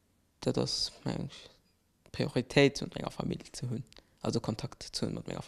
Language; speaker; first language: German; non-native, local second language; Luxembourgish